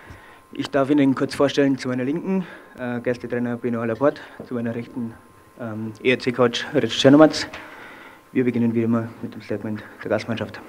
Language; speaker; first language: German; native; German